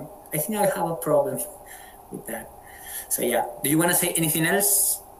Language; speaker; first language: English; non-native, fluent; Spanish